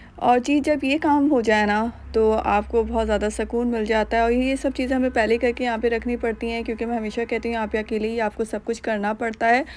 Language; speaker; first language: Urdu; native; Urdu